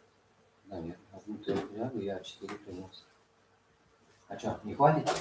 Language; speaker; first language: Russian; native; Russian